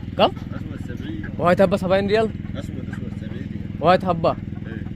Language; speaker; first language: Arabic; non-native, learner; Bangla